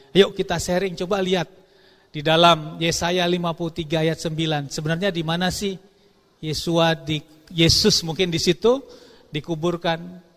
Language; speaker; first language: Indonesian; non-native, local second language; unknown